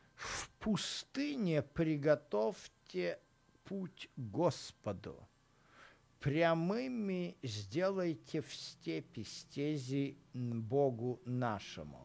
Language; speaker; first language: Russian; native; Russian